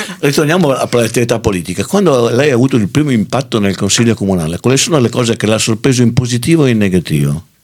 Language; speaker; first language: Italian; native; Italian